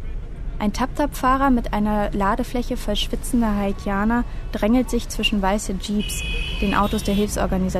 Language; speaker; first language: German; native; German